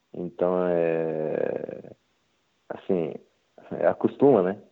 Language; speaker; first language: Portuguese; non-native, learner; Japanese